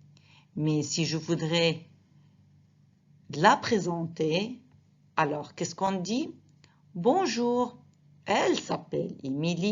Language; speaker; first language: French; non-native, fluent; Arabic